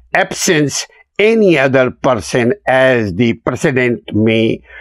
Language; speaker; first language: English; non-native, local second language; Urdu